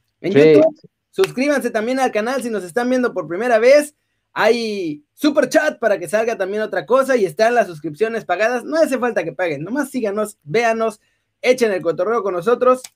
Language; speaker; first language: Spanish; native; Spanish